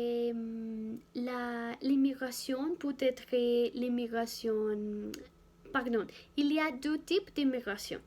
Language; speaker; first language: French; non-native, learner; Spanish